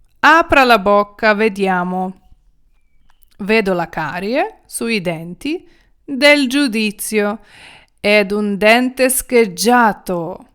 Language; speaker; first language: Italian; non-native, fluent; Ukrainian